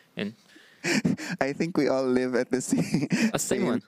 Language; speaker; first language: English; non-native, local second language; Filipino